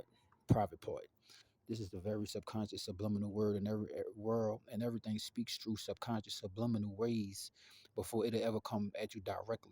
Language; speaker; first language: English; native; English